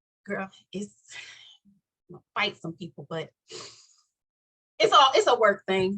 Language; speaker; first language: English; native; English